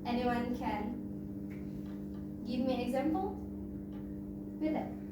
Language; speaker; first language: English; non-native, fluent; Indonesian